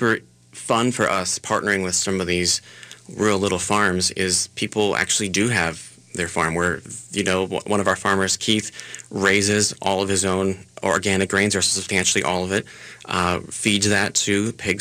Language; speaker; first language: English; native; English